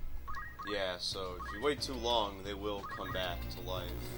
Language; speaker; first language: English; native; English